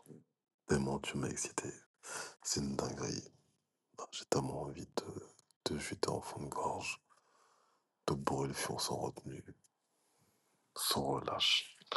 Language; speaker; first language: French; native; French